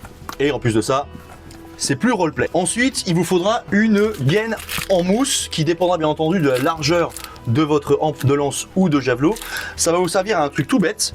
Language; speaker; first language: French; native; French